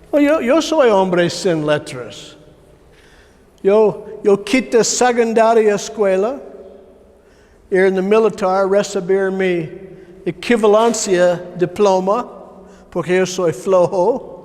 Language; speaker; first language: Spanish; non-native, learner; English